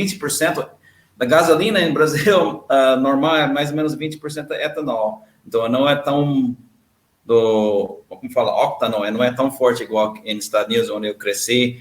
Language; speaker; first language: Portuguese; non-native, learner; English